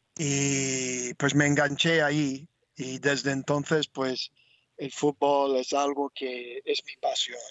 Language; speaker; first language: Spanish; non-native, fluent; English